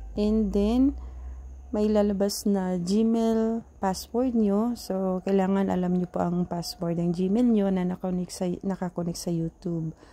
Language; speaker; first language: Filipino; native; Filipino